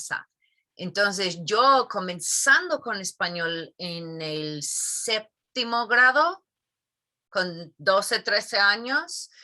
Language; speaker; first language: Spanish; non-native, fluent; English